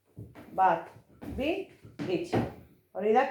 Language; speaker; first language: Basque; non-native, local second language; Spanish